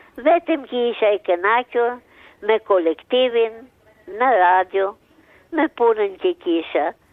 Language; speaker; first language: Albanian; early bilingual, heritage; Albanian